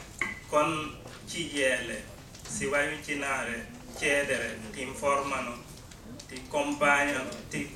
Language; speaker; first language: Italian; non-native, learner; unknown